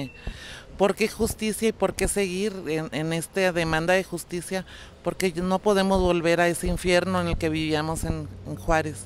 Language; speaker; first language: Spanish; native; Spanish